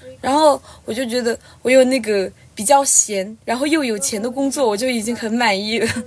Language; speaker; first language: Chinese; non-native, local second language; Tibetan